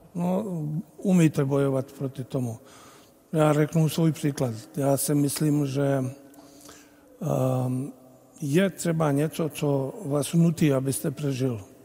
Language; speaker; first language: Czech; non-native, fluent; Bosnian